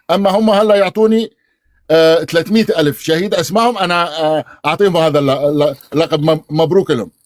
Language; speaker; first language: Arabic; native; Arabic